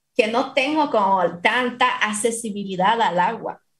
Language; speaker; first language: Spanish; non-native, fluent; English